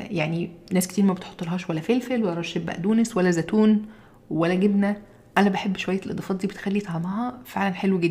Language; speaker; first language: Arabic; native; Arabic